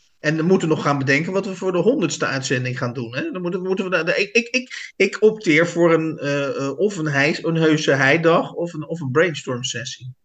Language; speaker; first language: Dutch; native; Dutch